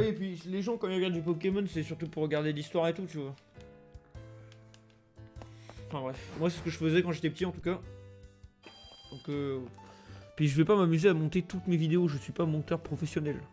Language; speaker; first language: French; native; French